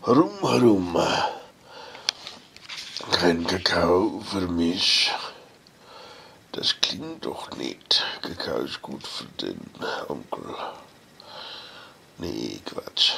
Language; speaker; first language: German; non-native, learner; English